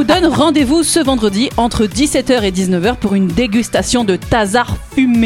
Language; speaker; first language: French; native; French